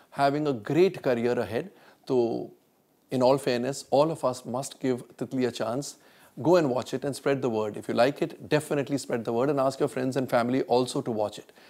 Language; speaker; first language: Hindi; native; Hindi